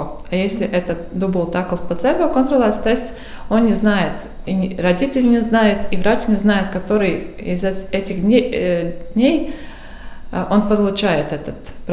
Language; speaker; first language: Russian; non-native, local second language; Latvian